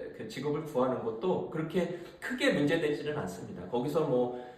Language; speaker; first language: Korean; native; Korean